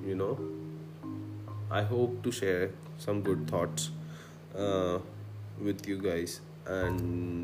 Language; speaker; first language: English; non-native, local second language; Hindi